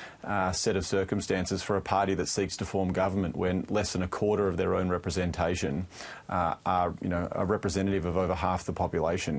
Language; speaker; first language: English; native; English